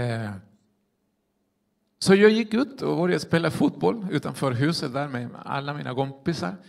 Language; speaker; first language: Swedish; non-native, fluent; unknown